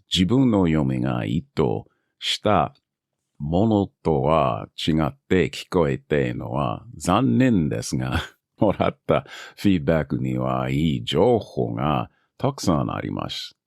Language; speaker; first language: Japanese; non-native, learner; English